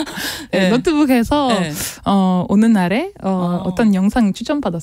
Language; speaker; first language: Korean; non-native, learner; French